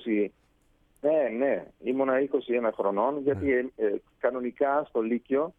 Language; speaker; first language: Greek; non-native, fluent; Italian